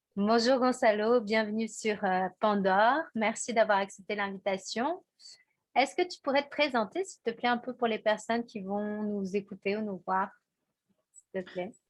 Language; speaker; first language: French; native; French